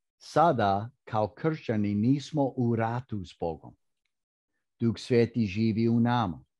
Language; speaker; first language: Croatian; early bilingual, heritage; Croatian